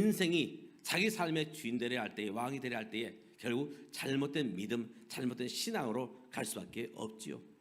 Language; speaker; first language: Korean; native; Korean